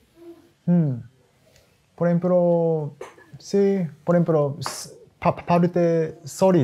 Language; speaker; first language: Spanish; non-native, learner; Japanese